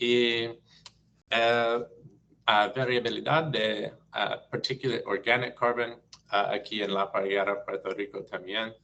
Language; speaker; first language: Spanish; non-native, learner; English